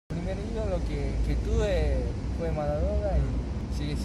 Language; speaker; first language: Spanish; non-native, fluent; Japanese